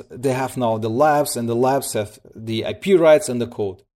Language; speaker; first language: English; early bilingual, other home language; Russian